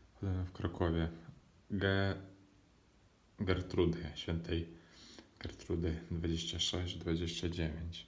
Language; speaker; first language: Polish; non-native, fluent; Ukrainian